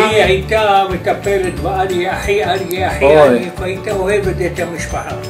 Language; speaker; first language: Hebrew; non-native, fluent; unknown